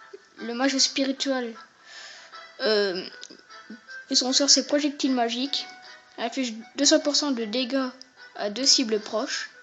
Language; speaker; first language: French; native; French